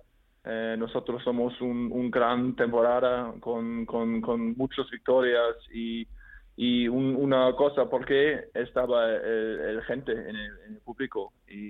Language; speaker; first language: Spanish; non-native, learner; German